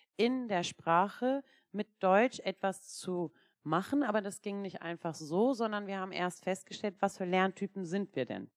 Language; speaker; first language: German; non-native, fluent; Turkish